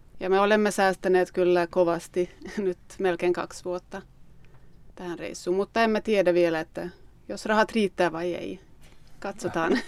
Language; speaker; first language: Finnish; non-native, local second language; Swedish